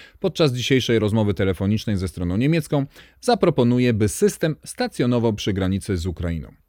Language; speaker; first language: Polish; native; Polish